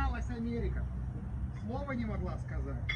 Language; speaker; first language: Russian; native; Russian